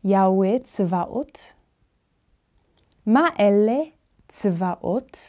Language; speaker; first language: Hebrew; non-native, fluent; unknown